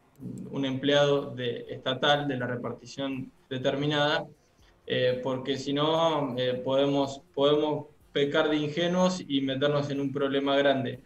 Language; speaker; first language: Spanish; native; Spanish